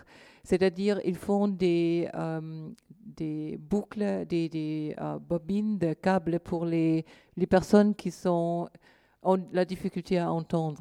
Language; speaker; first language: French; non-native, fluent; German